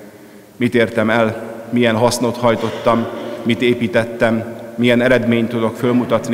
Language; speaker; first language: Hungarian; native; Hungarian